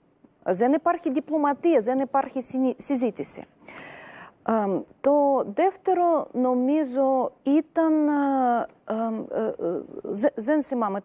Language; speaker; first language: Greek; non-native, learner; Russian